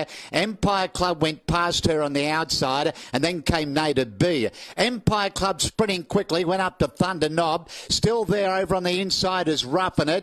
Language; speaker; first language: English; native; English